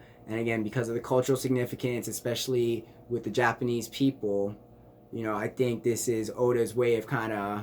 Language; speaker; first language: English; native; English